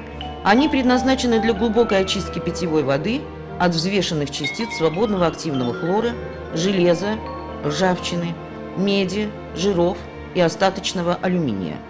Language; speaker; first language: Russian; native; Russian